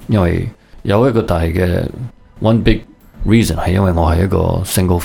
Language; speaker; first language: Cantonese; early bilingual, heritage; Cantonese